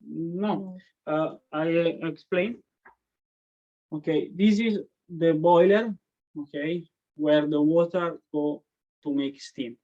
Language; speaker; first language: English; non-native, learner; Italian